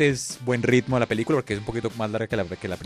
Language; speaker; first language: Spanish; native; Spanish